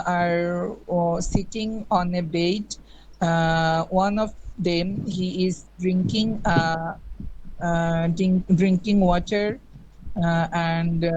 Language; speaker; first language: English; non-native, learner; Bangla